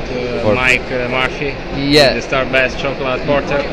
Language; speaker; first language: English; non-native, learner; Italian